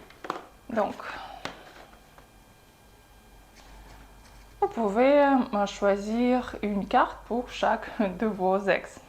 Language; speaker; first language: French; non-native, fluent; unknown